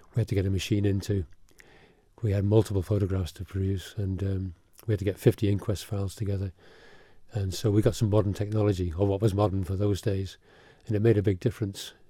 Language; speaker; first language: English; early bilingual, other home language; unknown